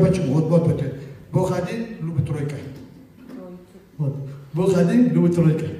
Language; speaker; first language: Russian; non-native, learner; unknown